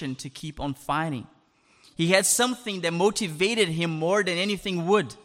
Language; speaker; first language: English; non-native, fluent; Portuguese